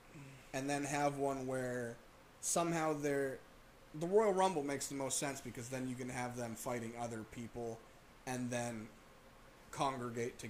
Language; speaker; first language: English; native; English